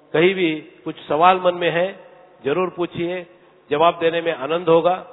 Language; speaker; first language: Hindi; non-native, local second language; Marathi